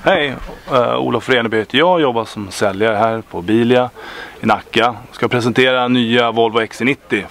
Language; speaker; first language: Swedish; native; Swedish